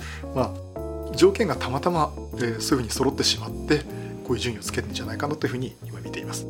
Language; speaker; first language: Japanese; native; Japanese